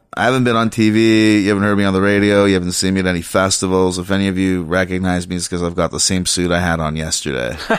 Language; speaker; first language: English; native; English